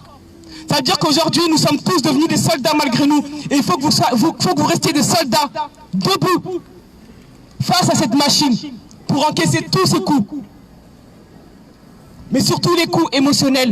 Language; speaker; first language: French; native; French